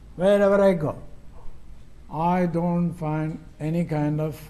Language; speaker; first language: English; non-native, local second language; Telugu